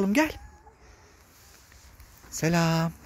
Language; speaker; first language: Turkish; native; Turkish